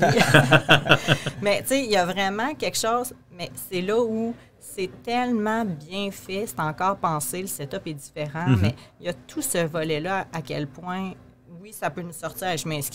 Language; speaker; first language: French; native; French